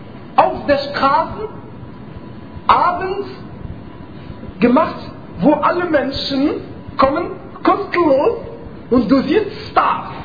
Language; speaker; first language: German; non-native, fluent; Arabic